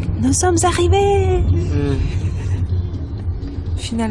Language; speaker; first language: French; non-native, learner; Spanish